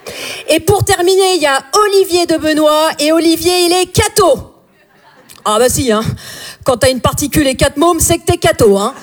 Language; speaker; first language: French; native; French